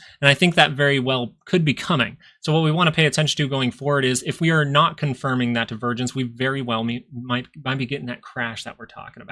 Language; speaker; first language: English; native; English